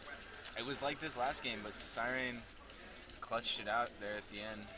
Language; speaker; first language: English; native; English